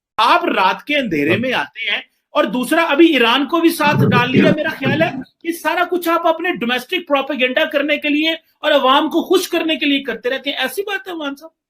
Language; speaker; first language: Urdu; non-native, local second language; Punjabi